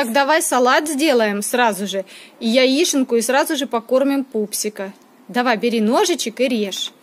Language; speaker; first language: Russian; native; Russian